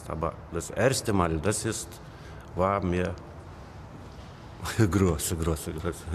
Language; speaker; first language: German; non-native, learner; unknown